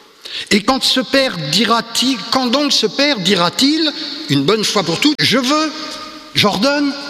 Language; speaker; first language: French; native; French